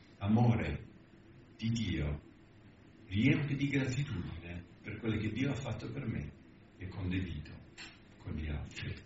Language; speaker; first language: Italian; non-native, fluent; English